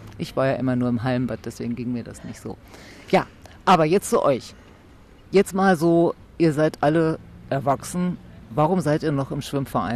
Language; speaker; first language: German; native; German